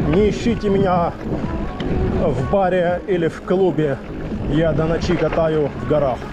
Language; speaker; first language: Russian; native; Russian